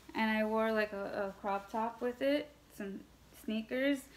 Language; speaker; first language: English; native; English